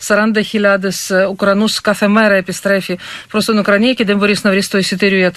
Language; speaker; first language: Greek; non-native, fluent; Ukrainian